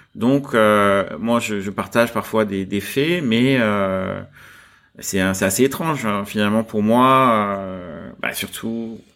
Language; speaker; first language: French; native; French